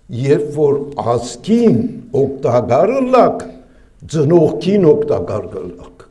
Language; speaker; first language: Armenian; native; Armenian